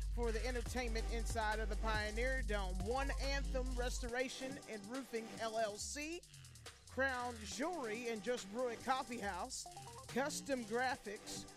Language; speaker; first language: English; native; English